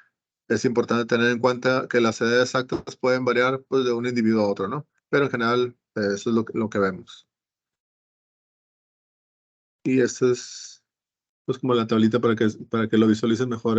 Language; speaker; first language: Spanish; native; Spanish